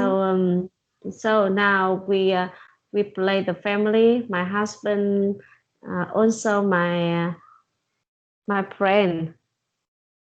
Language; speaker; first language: English; non-native, learner; Vietnamese